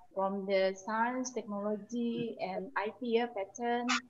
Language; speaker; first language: English; non-native, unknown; Indonesian